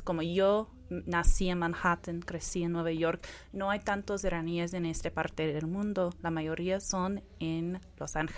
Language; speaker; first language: Spanish; non-native, fluent; English